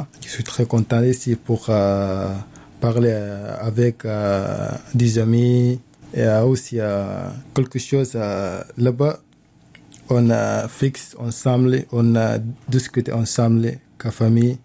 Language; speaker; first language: French; non-native, learner; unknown